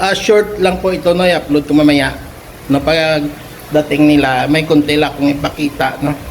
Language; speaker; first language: Filipino; non-native, local second language; Hiligaynon